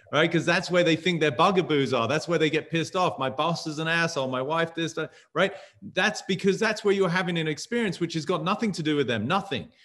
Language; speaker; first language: English; native; English